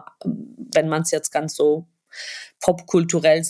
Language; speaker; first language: German; non-native, fluent; Georgian